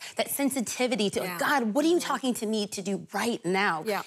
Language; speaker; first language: English; native; English